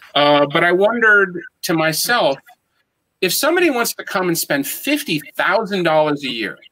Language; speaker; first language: English; native; English